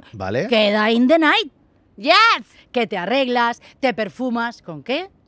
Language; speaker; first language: Spanish; native; Spanish